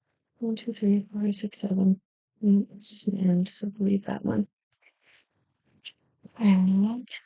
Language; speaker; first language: English; native; English